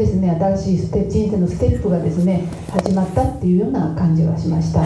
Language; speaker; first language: Japanese; native; Japanese